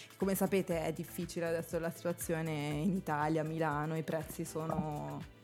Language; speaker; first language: Italian; early bilingual, other home language; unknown